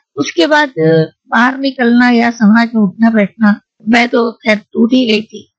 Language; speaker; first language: Hindi; native; Hindi